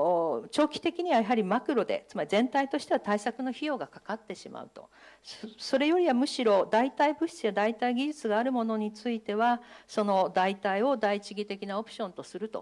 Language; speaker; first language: Japanese; native; Japanese